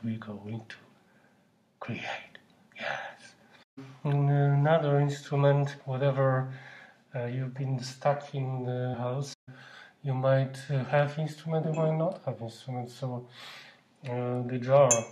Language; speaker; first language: English; non-native, fluent; Polish